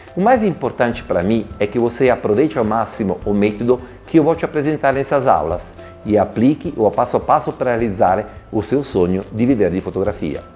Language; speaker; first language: Portuguese; non-native, fluent; Italian